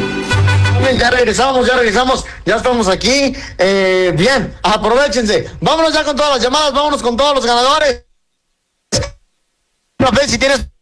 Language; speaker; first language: Spanish; native; Spanish